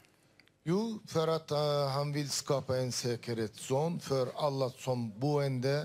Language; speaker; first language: Swedish; non-native, fluent; Turkish